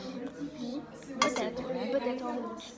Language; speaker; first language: French; non-native, learner; Vietnamese